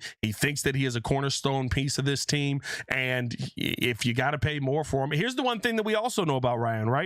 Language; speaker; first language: English; native; English